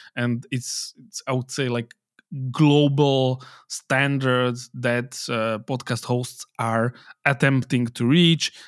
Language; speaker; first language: English; non-native, fluent; Slovak